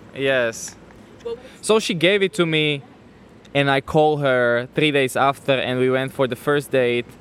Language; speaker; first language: English; non-native, fluent; Slovak